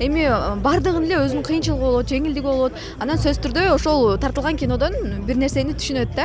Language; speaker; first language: Kyrgyz; native; Kyrgyz